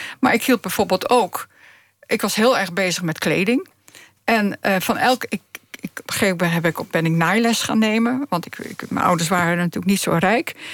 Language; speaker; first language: Dutch; native; Dutch